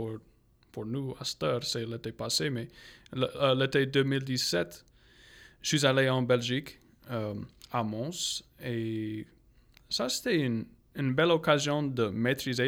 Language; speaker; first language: French; non-native, local second language; English